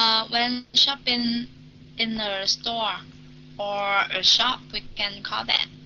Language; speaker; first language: English; non-native, learner; Vietnamese